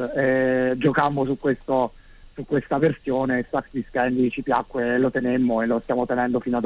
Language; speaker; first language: Italian; native; Italian